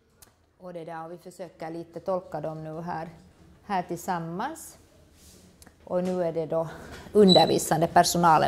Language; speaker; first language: Swedish; native; Swedish